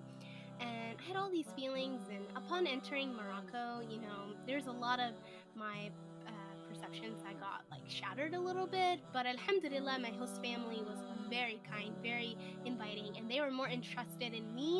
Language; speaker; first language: English; native; English